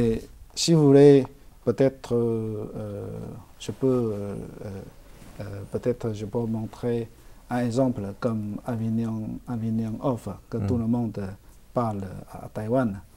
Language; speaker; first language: French; non-native, fluent; Chinese